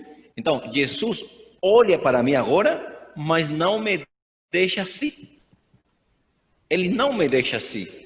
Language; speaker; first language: Portuguese; non-native, fluent; Spanish